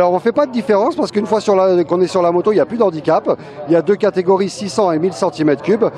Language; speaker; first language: French; native; French